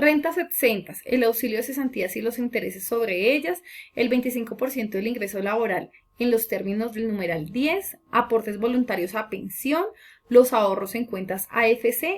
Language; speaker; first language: Spanish; native; Spanish